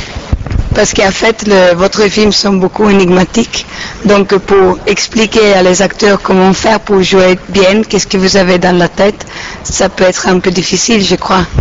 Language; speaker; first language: French; non-native, learner; Italian